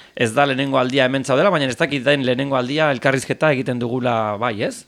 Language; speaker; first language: Basque; native; Basque